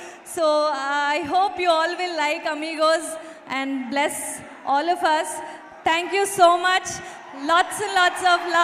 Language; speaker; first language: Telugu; non-native, learner; Kannada